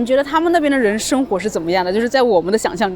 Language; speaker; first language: Chinese; native; Chinese